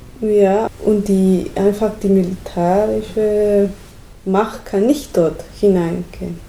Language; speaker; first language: German; non-native, learner; Spanish